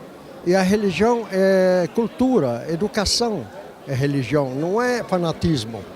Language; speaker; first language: Portuguese; non-native, fluent; Arabic